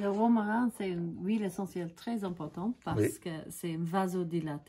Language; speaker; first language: French; non-native, learner; English